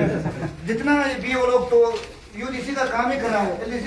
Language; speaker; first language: Hindi; non-native, local second language; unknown